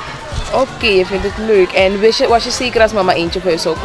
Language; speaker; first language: Dutch; native; Dutch